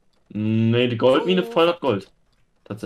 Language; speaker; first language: German; native; German